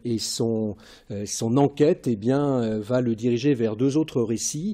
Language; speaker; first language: French; native; French